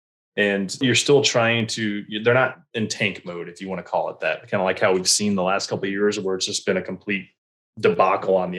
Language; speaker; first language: English; native; English